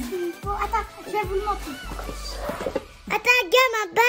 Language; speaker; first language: French; native; French